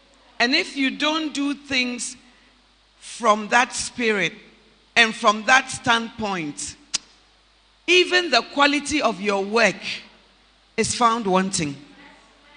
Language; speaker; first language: English; non-native, local second language; Akan